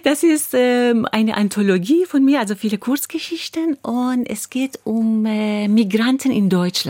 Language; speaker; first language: German; non-native, fluent; Persian